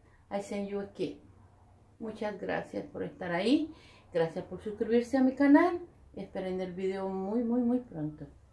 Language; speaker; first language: Spanish; native; Spanish